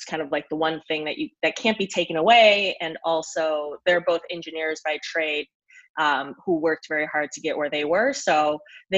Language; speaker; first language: English; native; English